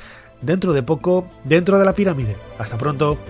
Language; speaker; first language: Spanish; native; Spanish